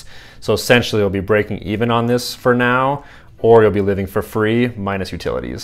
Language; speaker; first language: English; native; English